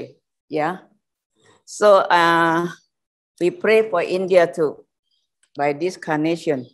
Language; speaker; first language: English; non-native, fluent; Indonesian